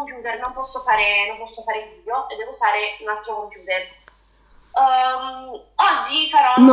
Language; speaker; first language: Italian; native; Italian